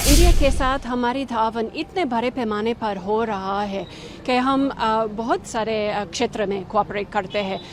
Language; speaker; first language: Hindi; non-native, fluent; English